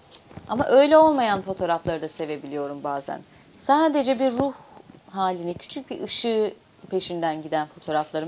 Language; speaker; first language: Turkish; native; Turkish